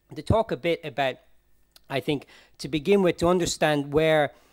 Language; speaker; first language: English; native; English